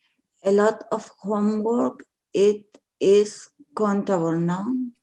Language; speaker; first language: English; non-native, learner; Spanish